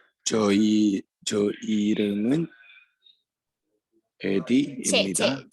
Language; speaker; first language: Korean; non-native, learner; Indonesian